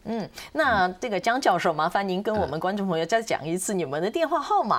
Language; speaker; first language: Chinese; native; Chinese